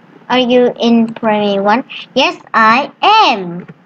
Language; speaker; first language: English; non-native, learner; Vietnamese